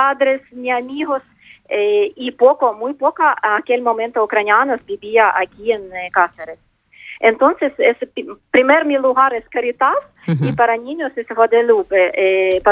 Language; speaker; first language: Spanish; non-native, learner; Ukrainian